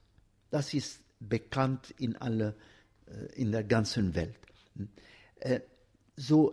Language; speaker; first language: German; non-native, fluent; Arabic